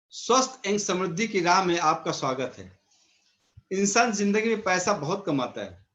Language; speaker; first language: Hindi; native; Hindi